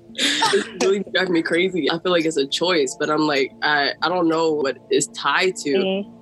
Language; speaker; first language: English; native; English